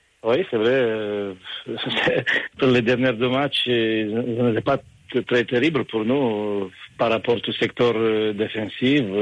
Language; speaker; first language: French; non-native, fluent; Romanian